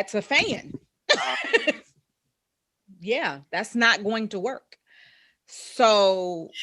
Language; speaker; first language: English; native; English